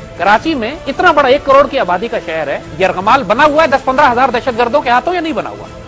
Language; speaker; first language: Urdu; native; Urdu